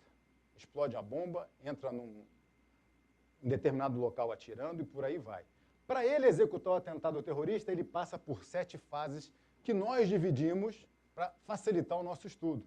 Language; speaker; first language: Portuguese; native; Portuguese